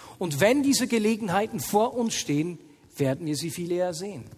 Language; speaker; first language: German; native; German